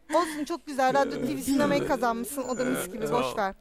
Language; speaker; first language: Turkish; native; Turkish